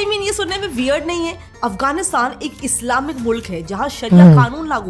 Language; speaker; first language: Hindi; native; Hindi